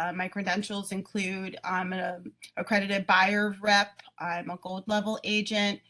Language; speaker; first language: English; native; English